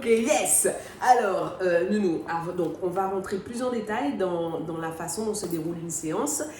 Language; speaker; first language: French; native; French